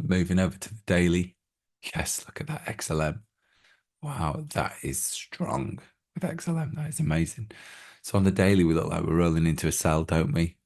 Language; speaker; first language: English; native; English